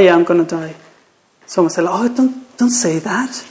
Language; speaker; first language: English; non-native, fluent; Spanish